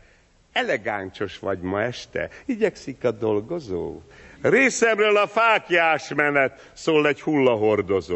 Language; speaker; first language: Hungarian; native; Hungarian